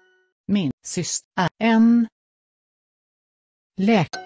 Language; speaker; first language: Swedish; non-native, learner; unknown